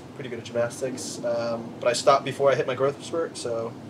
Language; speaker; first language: English; native; English